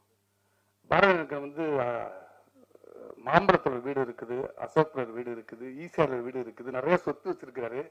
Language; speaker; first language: Tamil; native; Tamil